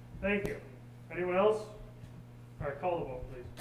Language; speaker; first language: English; native; English